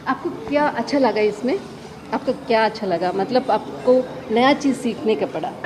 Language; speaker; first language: Hindi; non-native, local second language; Telugu